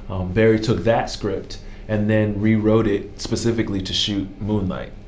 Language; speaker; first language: English; native; English